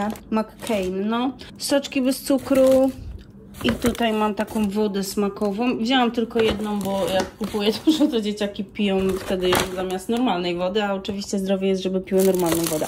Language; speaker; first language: Polish; native; Polish